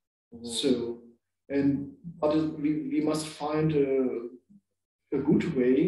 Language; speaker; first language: English; non-native, learner; German